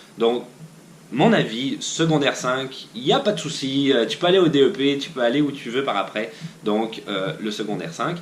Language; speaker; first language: French; native; French